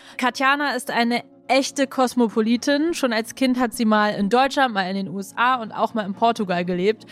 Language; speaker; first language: German; native; German